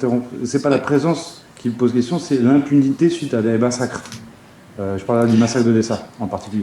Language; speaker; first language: French; native; French